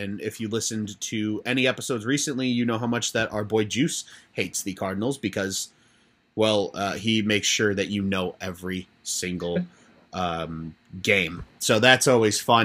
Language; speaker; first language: English; native; English